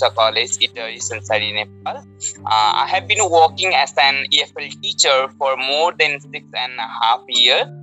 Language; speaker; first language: English; non-native, local second language; Nepali